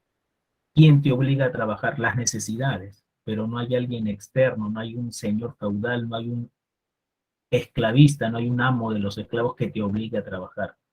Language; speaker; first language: Spanish; native; Spanish